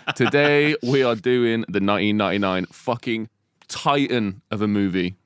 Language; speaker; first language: English; native; English